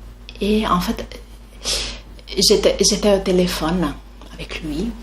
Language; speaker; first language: French; non-native, fluent; Italian